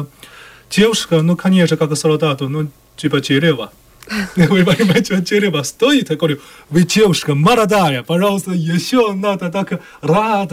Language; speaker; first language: Russian; non-native, learner; Chinese